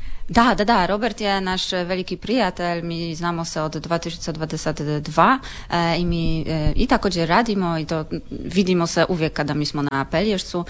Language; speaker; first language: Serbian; non-native, learner; Polish